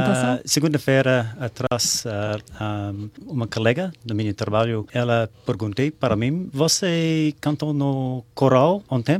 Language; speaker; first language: Portuguese; non-native, learner; English